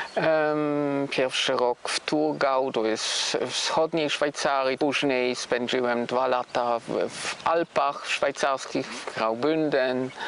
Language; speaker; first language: Polish; non-native, learner; Swiss German